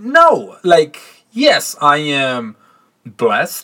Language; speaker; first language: English; non-native, local second language; Punjabi